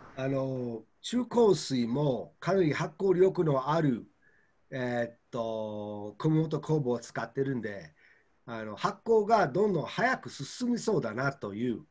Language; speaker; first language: Japanese; non-native, fluent; English